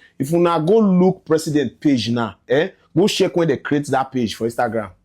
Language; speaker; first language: Nigerian Pidgin; native; Nigerian Pidgin